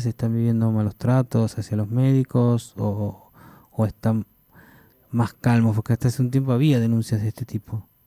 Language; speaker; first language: Spanish; native; Spanish